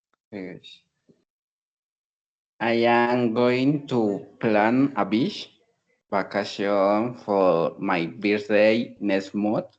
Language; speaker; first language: English; non-native, learner; Spanish